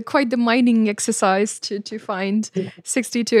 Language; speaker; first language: English; non-native, local second language; Hindi